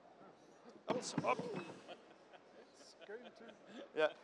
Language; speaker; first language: English; non-native, fluent; Catalan